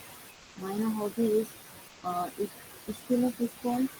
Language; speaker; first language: German; non-native, learner; Urdu